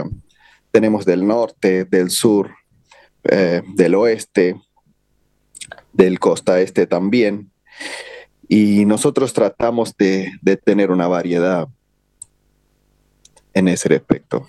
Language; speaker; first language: Spanish; non-native, fluent; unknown